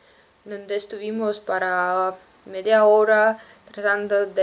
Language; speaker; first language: Spanish; non-native, learner; Russian